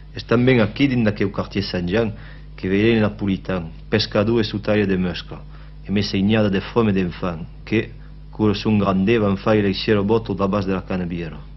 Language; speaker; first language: Occitan; native; Occitan